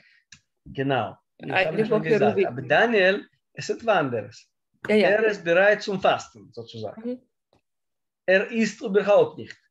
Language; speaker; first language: German; non-native, learner; Russian